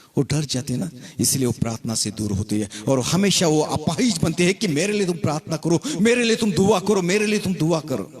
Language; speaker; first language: Hindi; non-native, local second language; Marathi